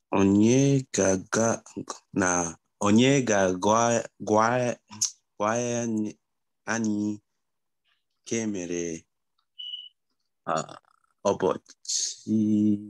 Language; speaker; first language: Igbo; early bilingual, heritage; Igbo